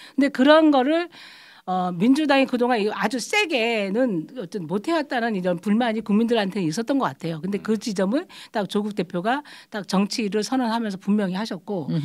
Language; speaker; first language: Korean; native; Korean